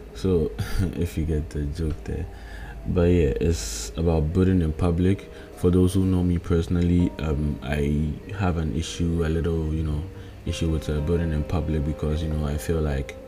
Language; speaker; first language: English; non-native, local second language; Akan